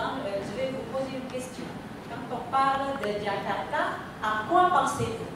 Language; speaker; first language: French; non-native, fluent; Indonesian